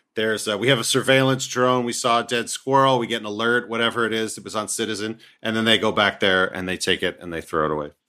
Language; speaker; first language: English; native; English